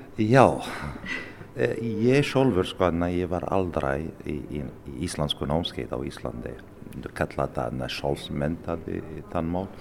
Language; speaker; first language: Icelandic; non-native, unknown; Arabic